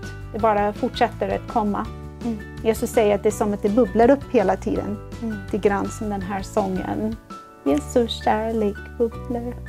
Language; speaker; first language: Swedish; non-native, fluent; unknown